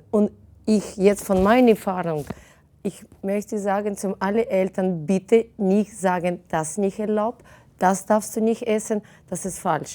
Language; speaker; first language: German; non-native, fluent; Russian